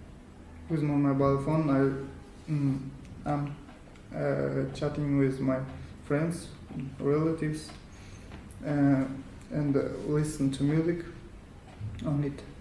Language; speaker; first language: English; non-native, learner; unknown